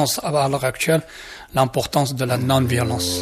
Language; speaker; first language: French; non-native, fluent; Tibetan